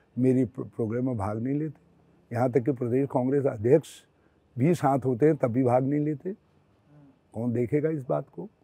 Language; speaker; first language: Hindi; native; Hindi